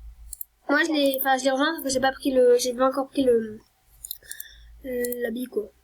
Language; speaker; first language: French; native; French